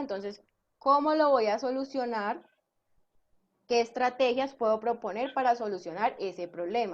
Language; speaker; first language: Spanish; native; Spanish